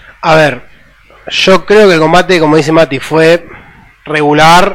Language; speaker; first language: Spanish; native; Spanish